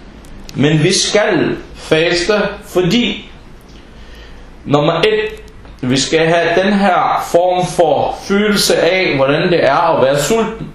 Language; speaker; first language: Danish; non-native, fluent; Arabic